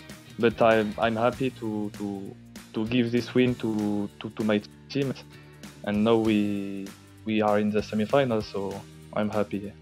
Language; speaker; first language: English; non-native, fluent; French